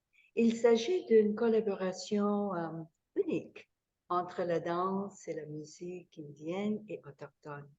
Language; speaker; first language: French; non-native, fluent; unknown